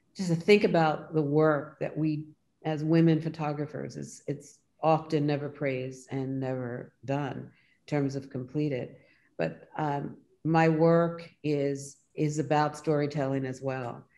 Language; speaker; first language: English; native; English